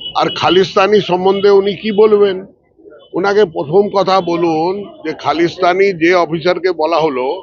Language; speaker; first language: Bangla; early bilingual, other home language; Punjabi